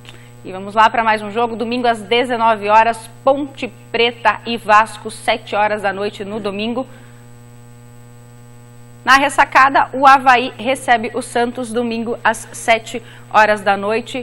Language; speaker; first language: Portuguese; native; Portuguese